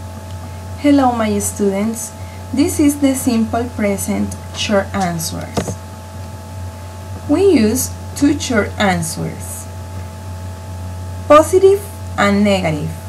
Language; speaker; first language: English; non-native, local second language; Spanish